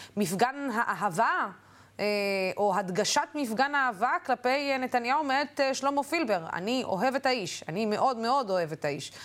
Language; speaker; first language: Hebrew; non-native, local second language; Arabic